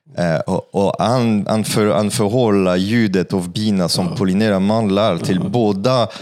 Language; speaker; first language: Swedish; non-native, fluent; French